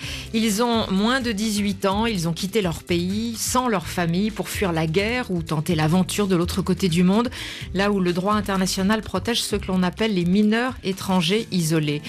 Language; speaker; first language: French; native; French